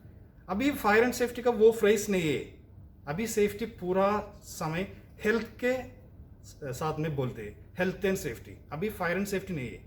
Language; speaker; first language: Hindi; non-native, local second language; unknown